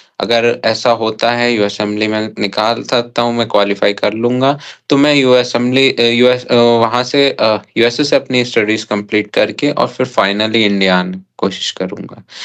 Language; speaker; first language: Hindi; native; Hindi